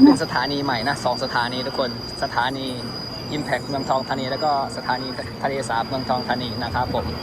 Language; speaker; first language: Thai; native; Thai